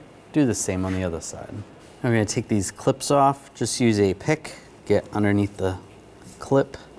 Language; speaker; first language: English; native; English